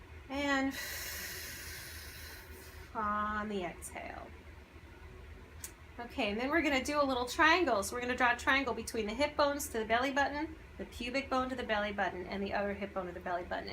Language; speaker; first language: English; native; English